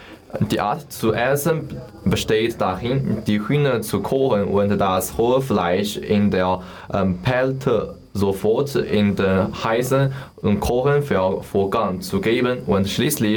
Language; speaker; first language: German; non-native, learner; Chinese